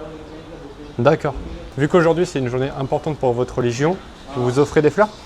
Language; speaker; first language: French; native; French